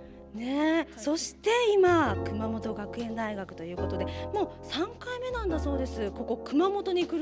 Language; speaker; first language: Japanese; native; Japanese